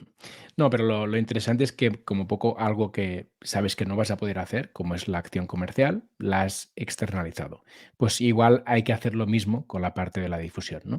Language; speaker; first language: Spanish; native; Spanish